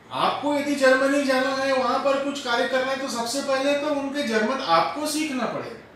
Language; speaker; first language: Hindi; native; Hindi